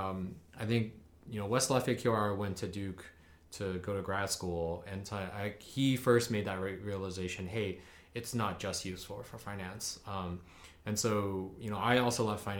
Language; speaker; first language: English; early bilingual, other home language; Chinese